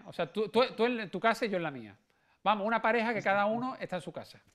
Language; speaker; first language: Spanish; native; Spanish